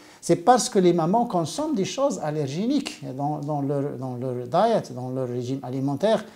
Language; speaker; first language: French; non-native, local second language; Arabic